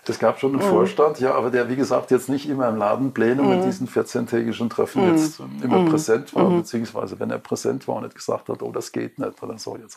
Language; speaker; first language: German; native; German